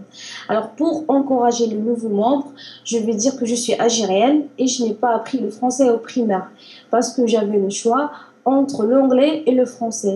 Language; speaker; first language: French; non-native, learner; Arabic